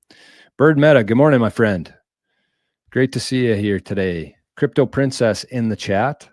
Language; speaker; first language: English; native; English